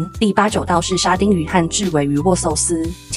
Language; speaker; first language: Chinese; native; Chinese